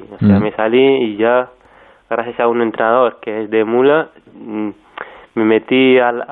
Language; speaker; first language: Spanish; native; Spanish